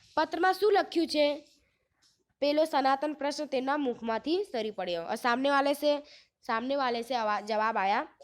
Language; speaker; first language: Hindi; non-native, local second language; Gujarati